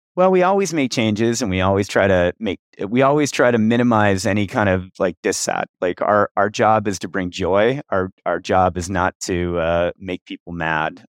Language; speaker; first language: English; native; English